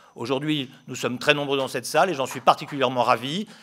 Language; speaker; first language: French; native; French